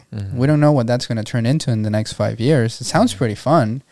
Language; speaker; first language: English; non-native, fluent; Spanish